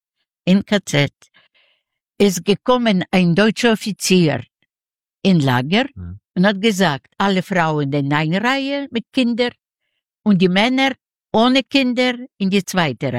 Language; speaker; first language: German; non-native, fluent; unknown